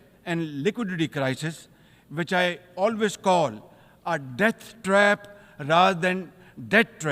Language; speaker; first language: English; non-native, local second language; Urdu